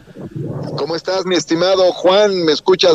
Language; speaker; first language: Spanish; native; Spanish